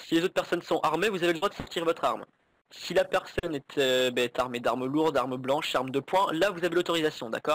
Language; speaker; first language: French; native; French